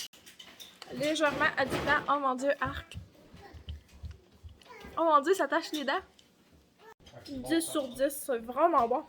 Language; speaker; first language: French; native; French